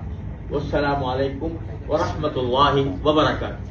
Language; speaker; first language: Arabic; non-native, fluent; Urdu